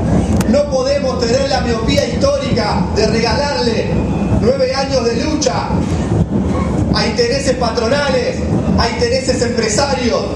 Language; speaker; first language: Spanish; native; Spanish